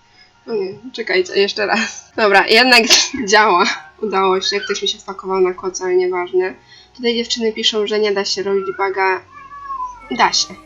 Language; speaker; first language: Polish; native; Polish